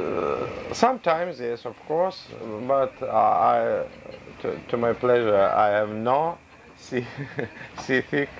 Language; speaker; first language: English; non-native, learner; Russian